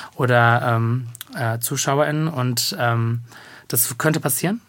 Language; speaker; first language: German; native; German